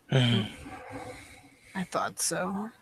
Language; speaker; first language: English; native; English